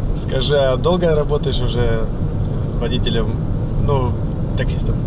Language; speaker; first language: Russian; native; Russian